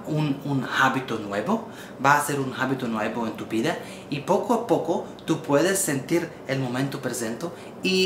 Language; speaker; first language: Spanish; non-native, learner; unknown